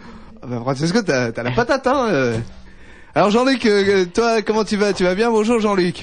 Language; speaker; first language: French; native; French